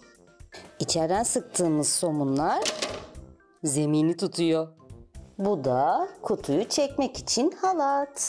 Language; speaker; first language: Turkish; native; Turkish